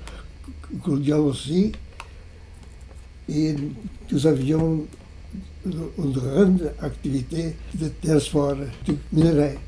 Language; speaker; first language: French; non-native, fluent; Portuguese